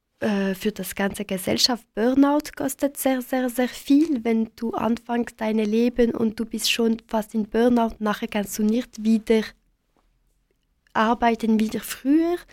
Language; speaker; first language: German; non-native, local second language; French